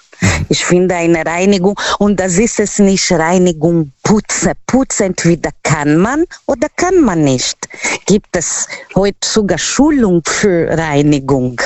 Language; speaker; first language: German; non-native, learner; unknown